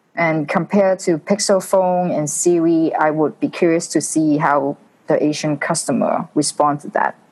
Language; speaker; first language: English; non-native, local second language; Cantonese